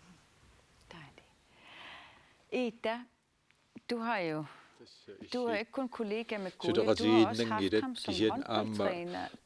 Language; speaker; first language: Danish; non-native, local second language; Kalaallisut